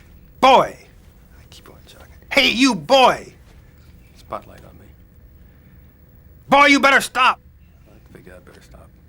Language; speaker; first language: English; native; English